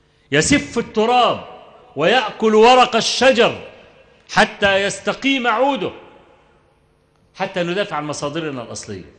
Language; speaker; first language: Arabic; native; Arabic